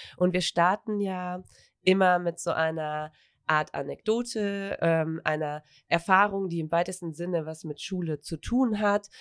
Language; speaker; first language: German; native; German